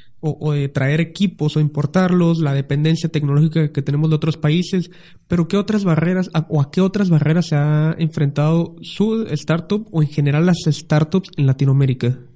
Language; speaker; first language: Spanish; native; Spanish